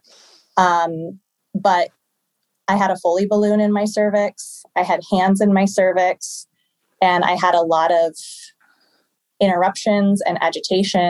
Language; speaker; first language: English; native; English